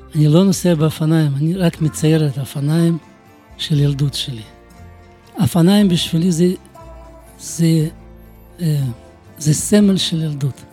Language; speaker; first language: Hebrew; non-native, fluent; Romanian